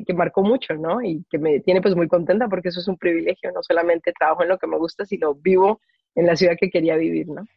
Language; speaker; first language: Spanish; native; Spanish